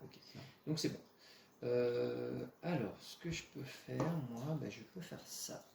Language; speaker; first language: French; native; French